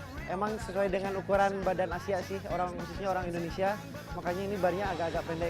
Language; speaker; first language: Indonesian; native; Indonesian